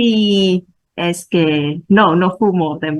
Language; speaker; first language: Spanish; non-native, learner; Vietnamese